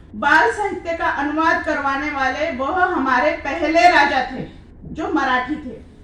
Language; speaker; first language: Hindi; non-native, local second language; Marathi